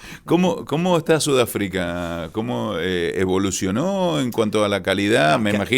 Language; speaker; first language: Spanish; native; Spanish